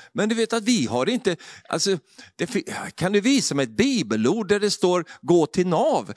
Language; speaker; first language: Swedish; native; Swedish